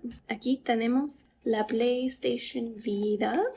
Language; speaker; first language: Spanish; non-native, fluent; English